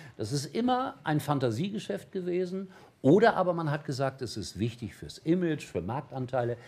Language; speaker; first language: German; native; German